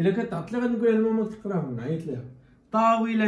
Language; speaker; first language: Arabic; native; Arabic